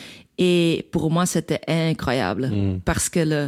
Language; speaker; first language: French; non-native, local second language; Dutch